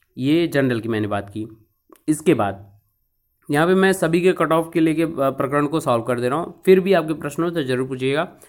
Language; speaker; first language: Hindi; native; Hindi